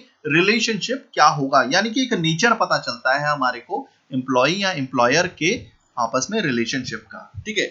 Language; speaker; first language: Hindi; native; Hindi